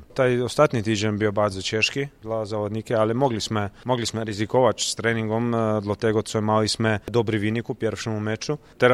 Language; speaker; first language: Polish; non-native, learner; Croatian